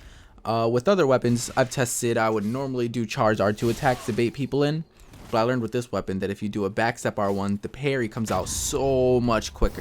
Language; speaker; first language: English; native; English